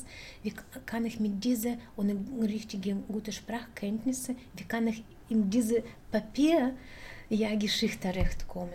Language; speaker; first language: German; non-native, fluent; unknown